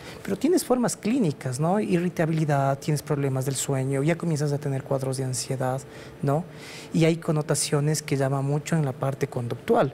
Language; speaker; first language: Spanish; native; Spanish